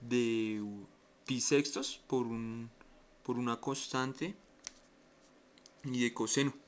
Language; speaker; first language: Spanish; native; Spanish